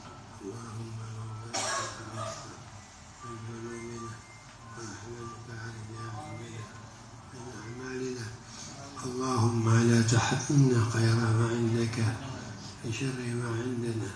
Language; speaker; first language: Arabic; non-native, fluent; Indonesian